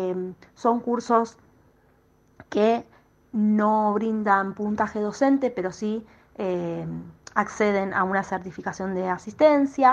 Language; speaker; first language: Spanish; native; Spanish